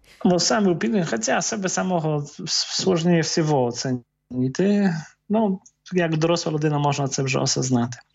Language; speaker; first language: Ukrainian; non-native, fluent; Polish